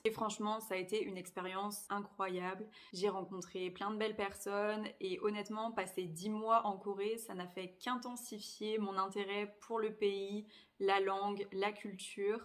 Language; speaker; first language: French; native; French